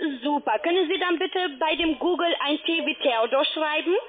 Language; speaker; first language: German; non-native, learner; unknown